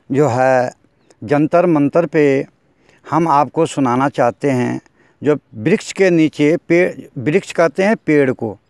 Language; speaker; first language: Hindi; native; Hindi